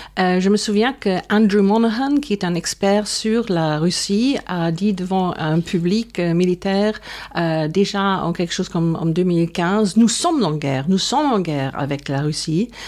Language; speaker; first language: French; non-native, fluent; German